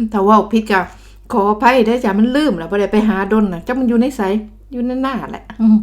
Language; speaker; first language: Thai; native; Thai